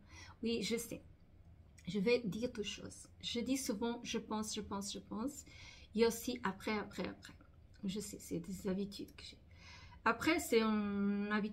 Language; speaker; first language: French; non-native, fluent; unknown